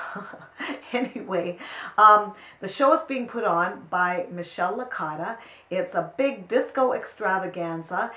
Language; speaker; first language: English; native; English